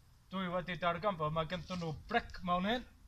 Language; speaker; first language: Welsh; non-native, local second language; English